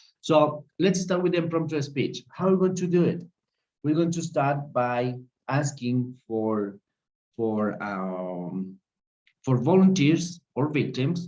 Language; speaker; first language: English; non-native, fluent; Spanish